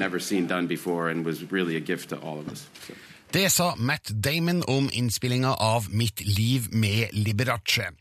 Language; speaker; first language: Norwegian; native; Norwegian